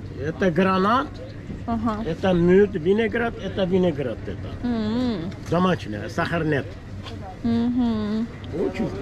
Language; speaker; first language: Russian; non-native, learner; Turkish